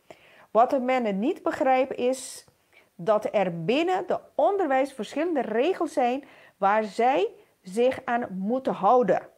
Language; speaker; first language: Dutch; non-native, local second language; Papiamento